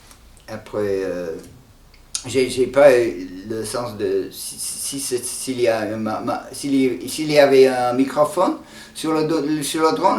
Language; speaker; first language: French; non-native, fluent; English